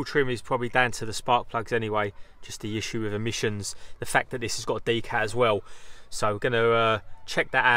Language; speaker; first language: English; native; English